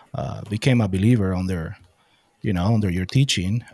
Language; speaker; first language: English; non-native, fluent; Spanish